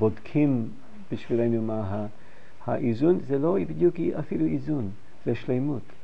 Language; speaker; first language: Hebrew; non-native, fluent; English